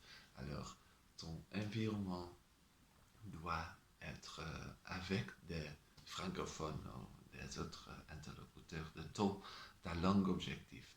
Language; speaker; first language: French; non-native, learner; Dutch